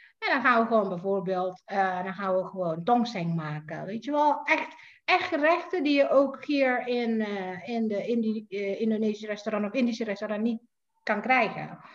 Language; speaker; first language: Dutch; non-native, fluent; Indonesian